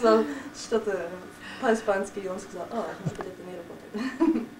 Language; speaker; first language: Russian; non-native, learner; English